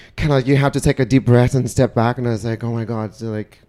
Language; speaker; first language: English; non-native, fluent; Vietnamese